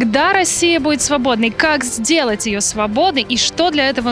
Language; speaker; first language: Russian; native; Russian